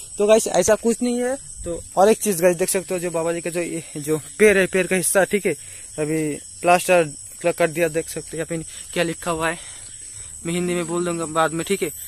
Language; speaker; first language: Hindi; non-native, local second language; Bangla